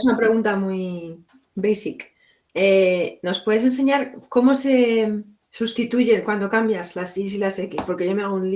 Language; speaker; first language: Spanish; native; Spanish